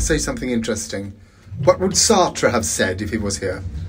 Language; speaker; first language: English; non-native, fluent; Swedish